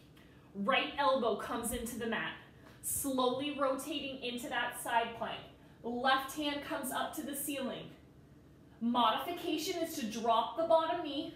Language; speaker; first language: English; native; English